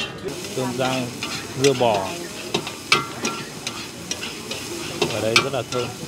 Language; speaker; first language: Vietnamese; native; Vietnamese